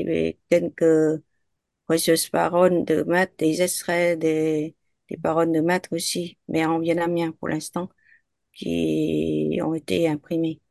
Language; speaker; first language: French; non-native, fluent; Vietnamese